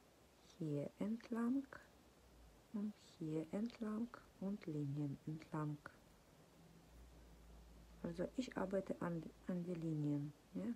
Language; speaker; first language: German; non-native, fluent; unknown